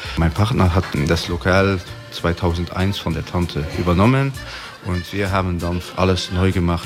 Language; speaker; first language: German; non-native, local second language; Luxembourgish